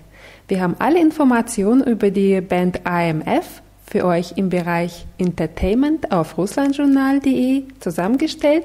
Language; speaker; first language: German; non-native, fluent; Russian